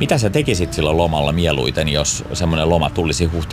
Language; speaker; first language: Finnish; native; Finnish